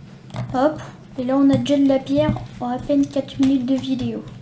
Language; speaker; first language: French; native; French